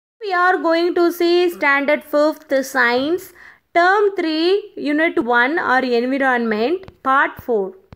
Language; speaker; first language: English; non-native, local second language; Tamil